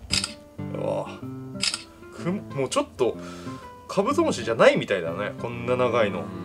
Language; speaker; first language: Japanese; native; Japanese